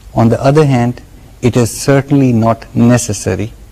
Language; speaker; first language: English; non-native, local second language; Urdu